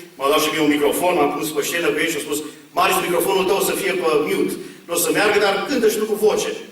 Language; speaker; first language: Romanian; early bilingual, heritage; Romanian